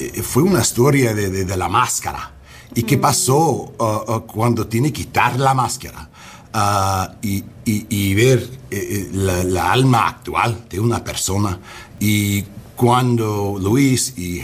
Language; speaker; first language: Spanish; non-native, learner; English